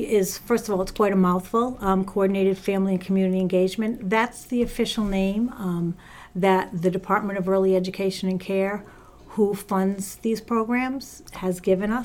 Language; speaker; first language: English; native; English